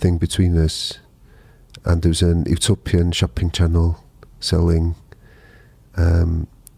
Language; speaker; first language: English; non-native, local second language; Welsh